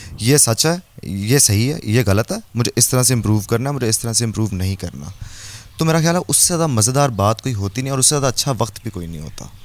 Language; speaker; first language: Urdu; native; Urdu